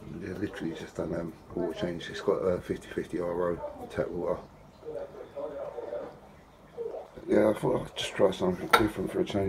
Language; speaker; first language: English; native; English